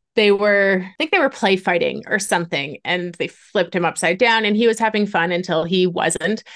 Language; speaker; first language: English; native; English